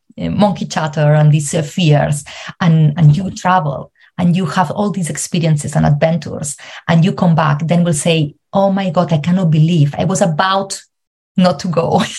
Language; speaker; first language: English; non-native, fluent; Spanish